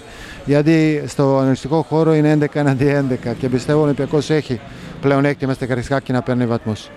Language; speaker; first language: Greek; non-native, fluent; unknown